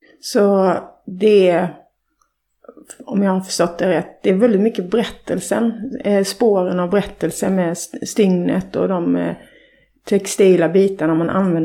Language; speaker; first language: Swedish; native; Swedish